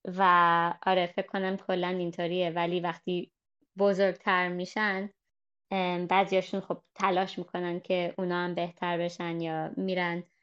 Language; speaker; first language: Persian; early bilingual, heritage; Persian